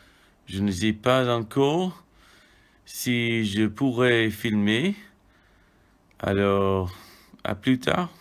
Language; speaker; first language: French; non-native, learner; English